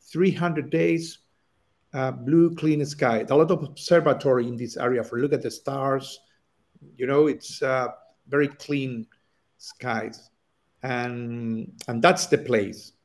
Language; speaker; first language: English; non-native, learner; Spanish